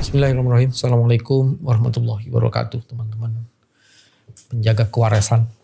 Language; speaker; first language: Indonesian; native; Indonesian